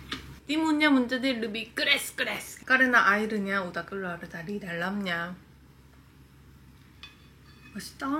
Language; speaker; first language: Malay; non-native, fluent; Korean